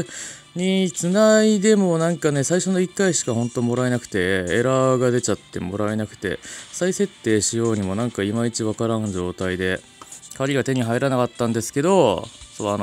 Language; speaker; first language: Japanese; native; Japanese